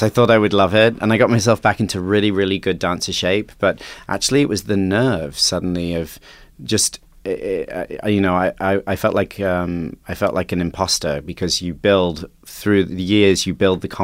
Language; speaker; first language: English; native; English